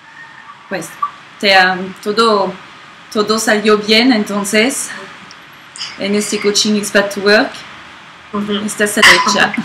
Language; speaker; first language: Spanish; non-native, fluent; French